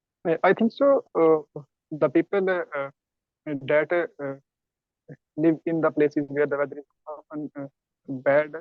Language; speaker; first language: English; non-native, learner; Urdu